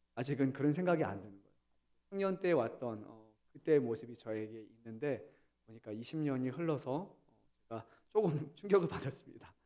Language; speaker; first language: Korean; early bilingual, heritage; Korean